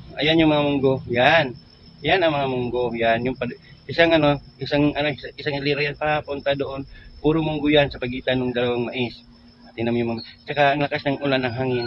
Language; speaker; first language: Filipino; non-native, local second language; Cebuano